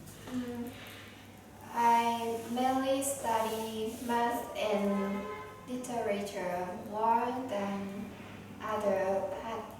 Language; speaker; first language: English; non-native, learner; Vietnamese